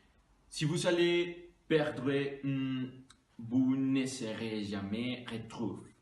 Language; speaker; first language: French; non-native, learner; Spanish